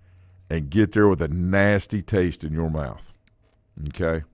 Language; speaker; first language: English; native; English